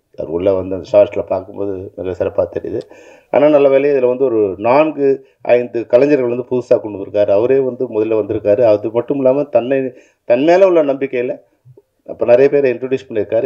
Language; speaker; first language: Tamil; native; Tamil